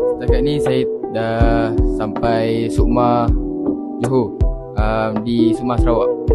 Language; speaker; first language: Malay; native; Malay